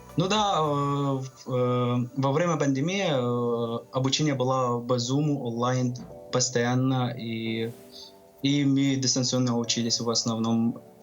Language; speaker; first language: Russian; non-native, fluent; Arabic